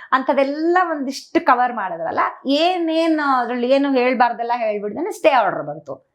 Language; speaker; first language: Kannada; native; Kannada